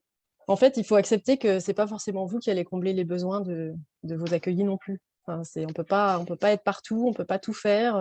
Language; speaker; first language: French; native; French